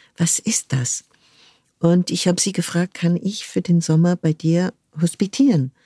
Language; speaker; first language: German; non-native, fluent; French